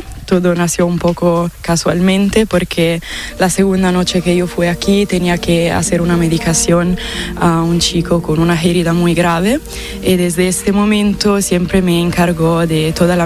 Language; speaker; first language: Spanish; non-native, fluent; Italian